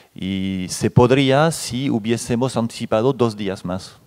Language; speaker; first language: Spanish; non-native, fluent; French